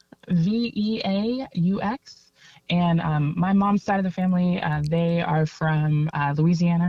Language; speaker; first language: English; native; English